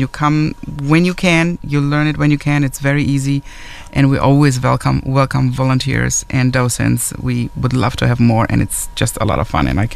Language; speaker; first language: English; non-native, fluent; German